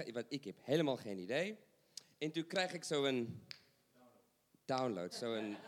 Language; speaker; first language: Dutch; non-native, learner; English